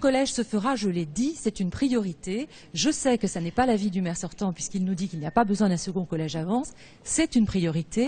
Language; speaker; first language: French; native; French